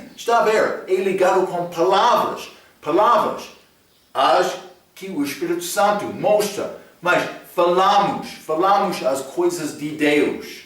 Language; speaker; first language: Portuguese; non-native, fluent; English